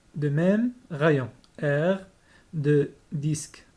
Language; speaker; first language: French; non-native, local second language; Arabic